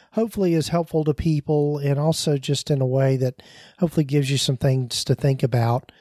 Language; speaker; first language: English; native; English